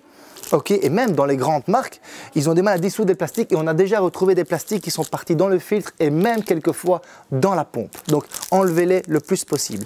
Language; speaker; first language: French; native; French